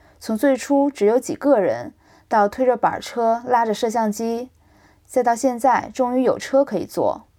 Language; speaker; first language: Chinese; native; Chinese